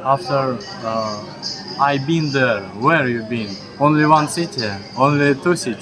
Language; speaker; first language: English; non-native, learner; Russian